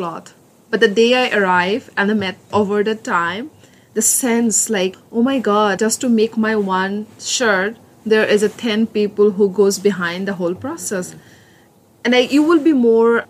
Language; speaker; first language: English; non-native, local second language; Assamese